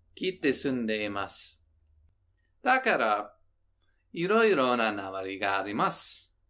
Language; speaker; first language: Japanese; non-native, fluent; English